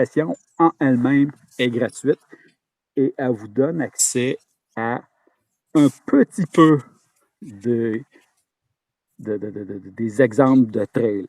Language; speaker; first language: French; native; French